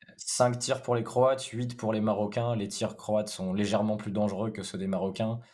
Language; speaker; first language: French; native; French